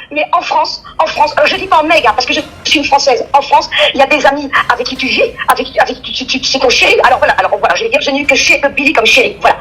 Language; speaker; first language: French; native; French